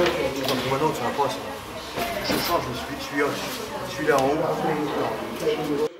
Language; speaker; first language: French; native; French